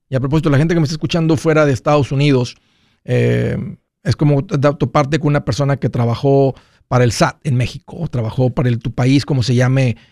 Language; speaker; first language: Spanish; native; Spanish